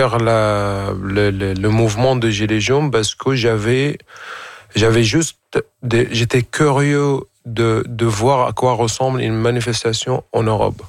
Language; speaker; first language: French; non-native, fluent; Arabic